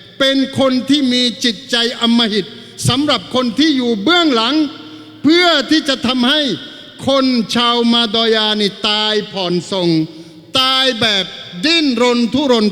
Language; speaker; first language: Thai; non-native, local second language; Malay